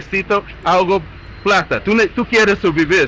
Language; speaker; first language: Spanish; non-native, learner; English